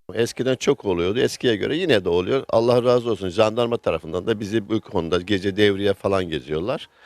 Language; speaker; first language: Turkish; native; Turkish